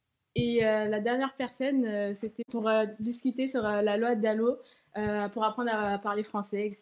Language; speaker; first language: French; native; French